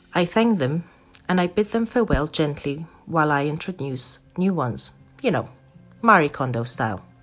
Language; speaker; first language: English; non-native, fluent; Maltese